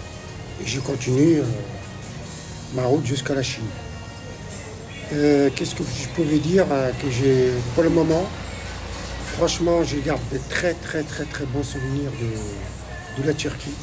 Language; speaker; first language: French; non-native, local second language; Arabic